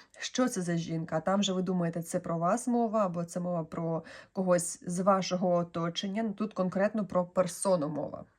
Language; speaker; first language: Ukrainian; non-native, local second language; Russian